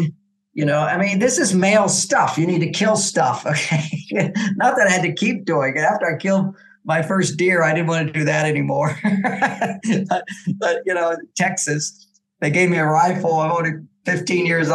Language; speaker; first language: English; native; English